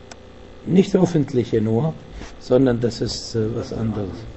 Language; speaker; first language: German; non-native, fluent; Arabic